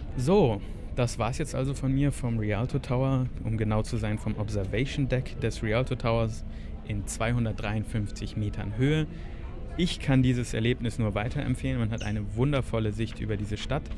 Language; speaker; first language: German; native; German